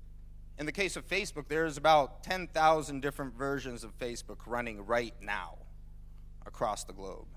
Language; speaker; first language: English; non-native, fluent; Finnish